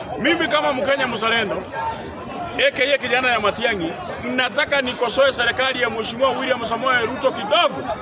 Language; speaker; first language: Swahili; non-native, local second language; Gusii